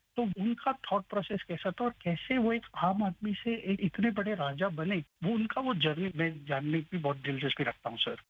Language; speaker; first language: Hindi; non-native, local second language; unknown